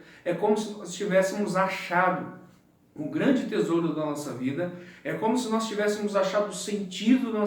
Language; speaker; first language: Portuguese; native; Portuguese